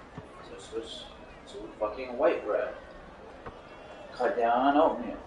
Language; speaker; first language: English; native; English